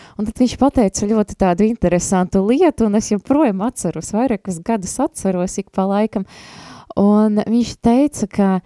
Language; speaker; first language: Latvian; non-native, local second language; Russian